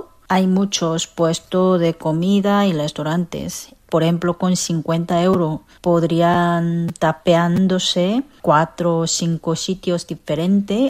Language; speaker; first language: Spanish; non-native, fluent; Korean